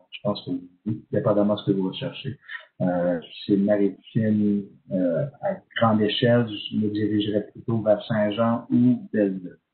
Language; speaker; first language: French; native; French